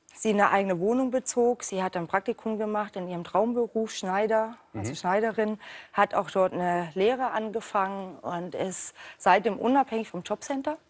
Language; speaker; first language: German; native; German